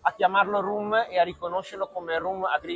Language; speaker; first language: Italian; native; Italian